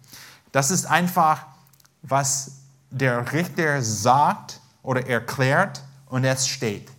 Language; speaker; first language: German; non-native, fluent; English